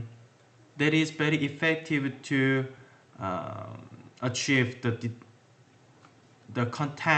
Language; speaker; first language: English; non-native, learner; Korean